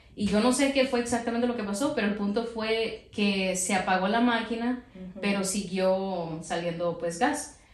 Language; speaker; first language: Spanish; early bilingual, heritage; Spanish